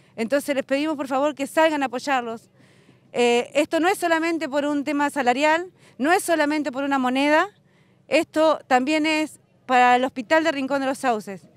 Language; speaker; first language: Spanish; native; Spanish